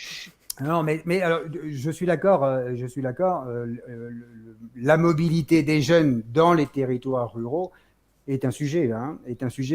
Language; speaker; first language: French; native; French